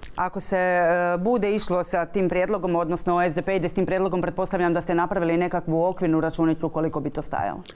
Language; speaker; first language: Croatian; native; Croatian